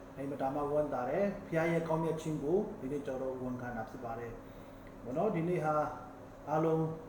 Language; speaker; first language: Burmese; non-native, local second language; Hakha Chin